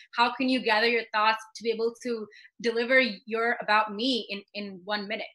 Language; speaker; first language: English; native; English